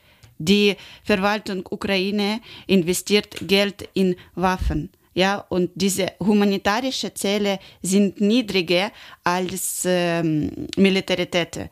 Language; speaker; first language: German; non-native, learner; Ukrainian